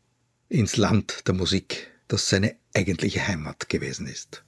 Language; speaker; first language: German; native; German